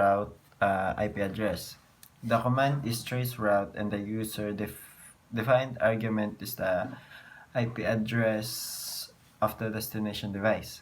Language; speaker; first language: English; non-native, local second language; Filipino